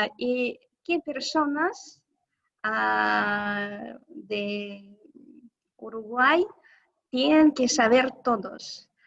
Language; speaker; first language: Spanish; non-native, fluent; Russian